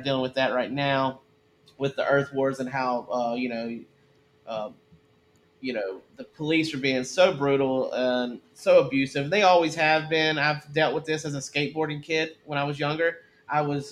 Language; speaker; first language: English; native; English